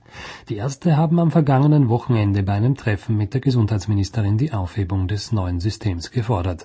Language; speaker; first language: German; native; German